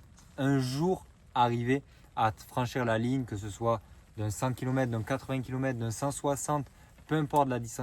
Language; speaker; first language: French; native; French